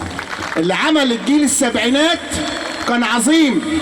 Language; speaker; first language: Arabic; native; Arabic